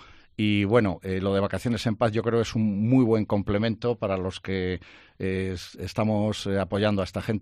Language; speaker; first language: Spanish; native; Spanish